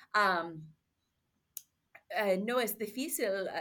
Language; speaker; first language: Spanish; non-native, learner; English